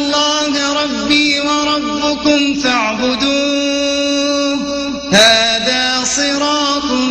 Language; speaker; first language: Arabic; native; Arabic